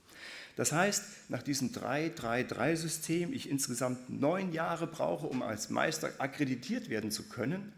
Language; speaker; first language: German; native; German